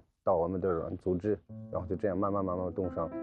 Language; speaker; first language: Chinese; native; Chinese